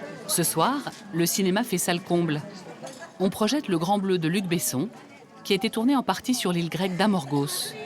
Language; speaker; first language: French; native; French